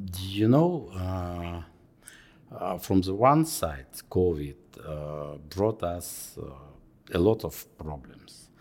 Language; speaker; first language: English; non-native, fluent; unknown